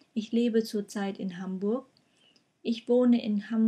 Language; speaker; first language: German; non-native, fluent; Vietnamese